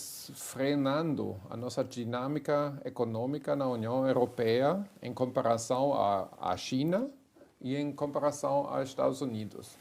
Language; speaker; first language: Portuguese; non-native, fluent; German